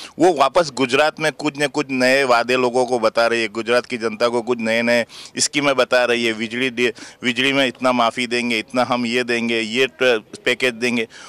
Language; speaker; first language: Hindi; non-native, local second language; Gujarati